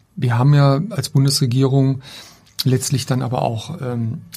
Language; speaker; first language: German; native; German